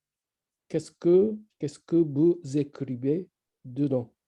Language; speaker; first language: French; non-native, fluent; Japanese